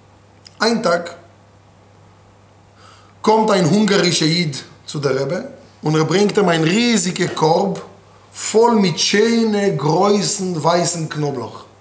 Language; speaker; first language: German; non-native, fluent; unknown